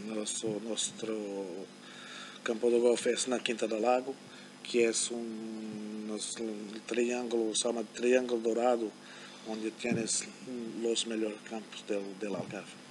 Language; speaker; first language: Spanish; non-native, learner; German